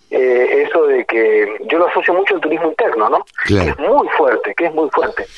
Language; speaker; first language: Spanish; native; Spanish